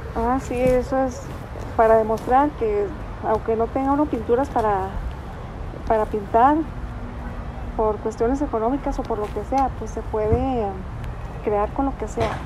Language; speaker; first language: Spanish; native; Spanish